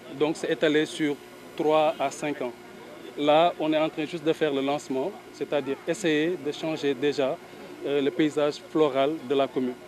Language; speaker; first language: French; non-native, local second language; Wolof